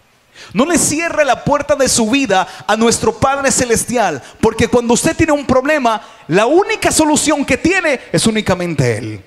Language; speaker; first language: Spanish; native; Spanish